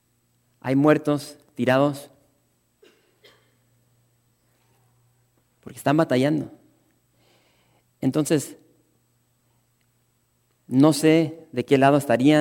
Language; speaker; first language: Spanish; native; Spanish